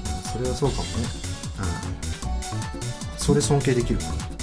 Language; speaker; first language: Japanese; native; Japanese